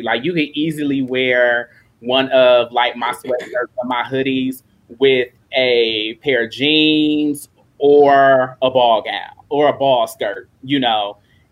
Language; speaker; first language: English; native; English